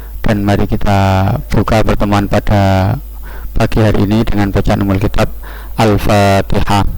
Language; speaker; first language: Indonesian; non-native, local second language; Javanese